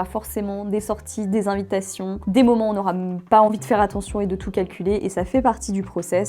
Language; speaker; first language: French; native; French